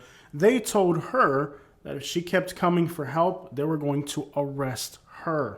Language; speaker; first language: English; native; English